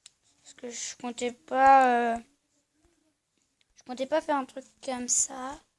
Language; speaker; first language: French; native; French